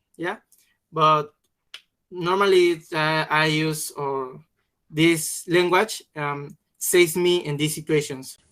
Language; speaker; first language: English; non-native, learner; Spanish